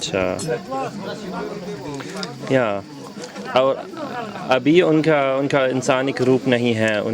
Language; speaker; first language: Hindi; non-native, learner; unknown